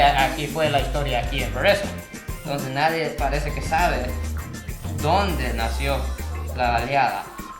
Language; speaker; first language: Spanish; non-native, fluent; Japanese